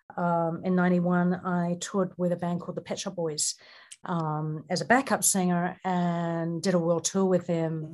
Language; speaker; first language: English; native; English